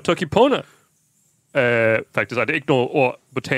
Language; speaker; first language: Danish; non-native, fluent; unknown